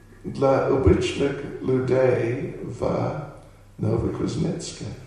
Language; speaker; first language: Russian; non-native, learner; English